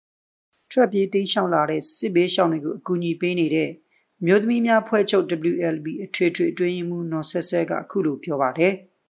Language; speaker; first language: Burmese; native; Burmese